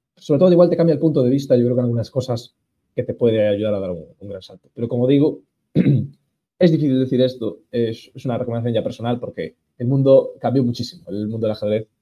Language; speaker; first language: Spanish; native; Spanish